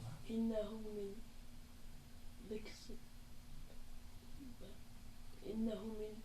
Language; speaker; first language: Arabic; non-native, learner; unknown